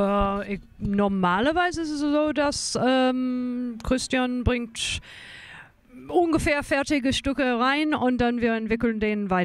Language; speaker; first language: German; non-native, fluent; English